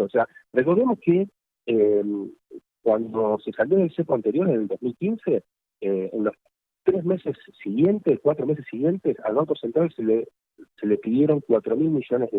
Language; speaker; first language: Spanish; native; Spanish